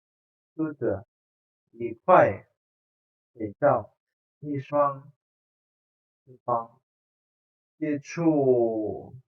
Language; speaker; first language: Chinese; non-native, fluent; Indonesian